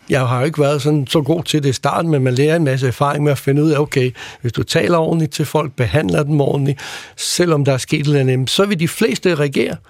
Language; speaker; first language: Danish; early bilingual, other home language; Croatian